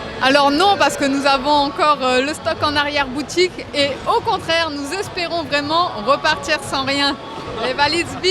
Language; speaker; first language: French; native; French